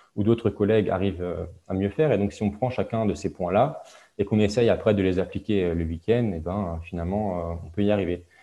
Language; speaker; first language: French; native; French